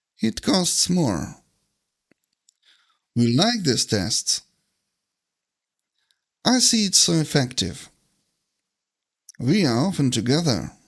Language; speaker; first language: English; non-native, fluent; Ukrainian